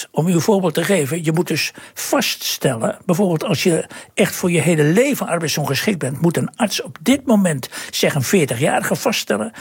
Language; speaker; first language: Dutch; native; Dutch